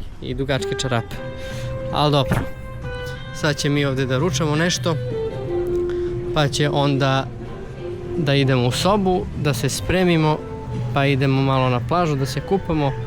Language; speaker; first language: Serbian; early bilingual, heritage; Serbian